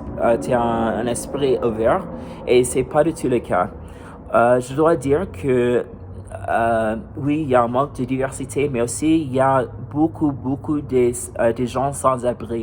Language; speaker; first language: French; non-native, fluent; English